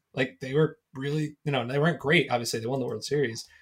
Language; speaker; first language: English; native; English